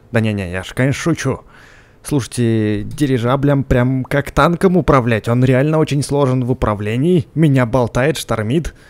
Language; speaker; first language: Russian; native; Russian